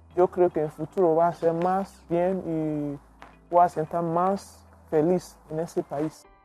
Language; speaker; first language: Spanish; non-native, learner; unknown